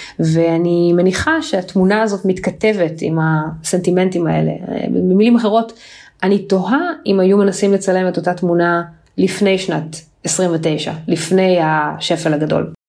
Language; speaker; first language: Hebrew; native; Hebrew